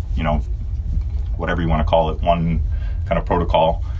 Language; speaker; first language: English; early bilingual, other home language; Turkish